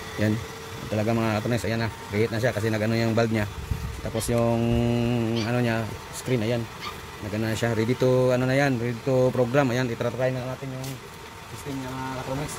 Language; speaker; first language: Filipino; non-native, local second language; Cebuano